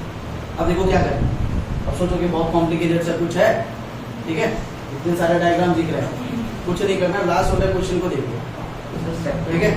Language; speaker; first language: Hindi; native; Hindi